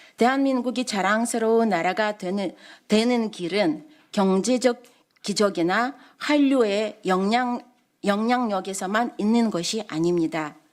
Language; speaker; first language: Korean; non-native, fluent; Russian